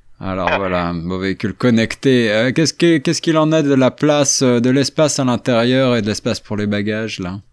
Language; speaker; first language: French; native; French